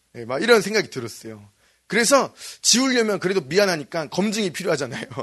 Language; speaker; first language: Korean; native; Korean